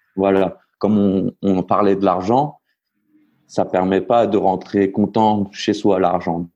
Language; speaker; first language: French; native; French